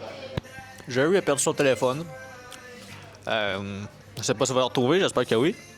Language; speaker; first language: French; native; French